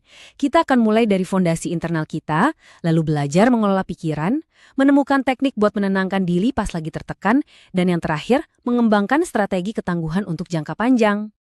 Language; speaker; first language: Indonesian; native; Indonesian